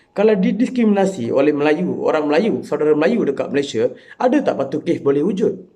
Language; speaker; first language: Malay; non-native, local second language; Tamil